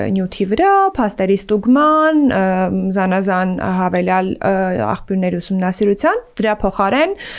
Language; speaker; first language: Armenian; native; Armenian